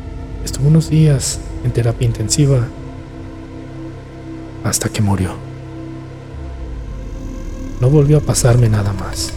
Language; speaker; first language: Spanish; native; Spanish